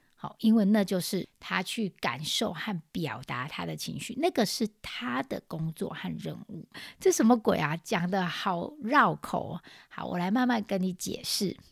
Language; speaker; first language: Chinese; native; Chinese